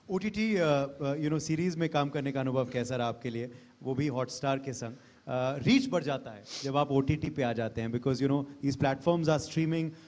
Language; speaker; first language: Hindi; native; Hindi